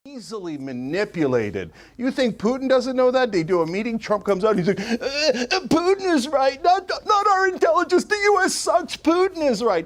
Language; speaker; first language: English; native; English